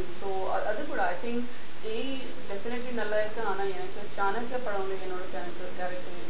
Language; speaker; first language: Tamil; non-native, learner; Gujarati